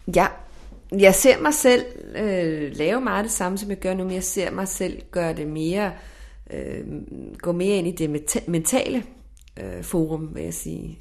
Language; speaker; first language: Danish; native; Danish